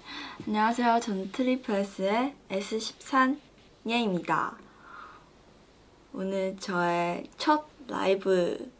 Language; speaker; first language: Korean; non-native, learner; Chinese